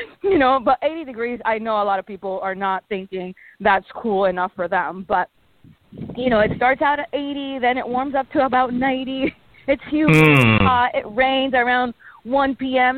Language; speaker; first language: English; non-native, fluent; Spanish